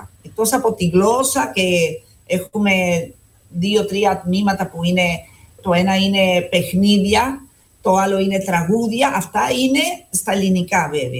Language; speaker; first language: Greek; non-native, fluent; Spanish